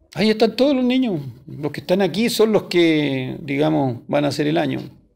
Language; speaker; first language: Spanish; native; Spanish